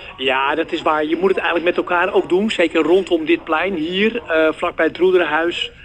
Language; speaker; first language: Dutch; native; Dutch